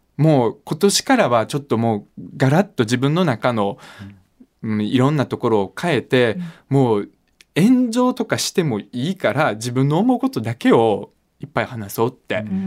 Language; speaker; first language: Japanese; early bilingual, other home language; Russian